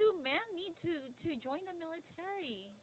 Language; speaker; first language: English; non-native, fluent; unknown